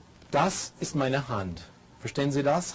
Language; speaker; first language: German; non-native, fluent; English